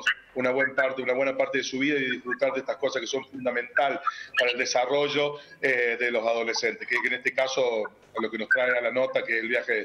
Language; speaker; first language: Spanish; native; Spanish